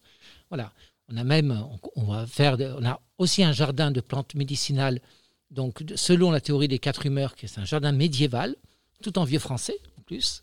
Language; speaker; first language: French; native; French